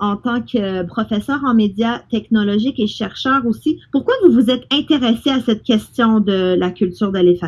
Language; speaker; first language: French; native; French